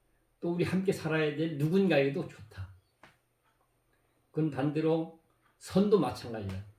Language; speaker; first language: Korean; native; Korean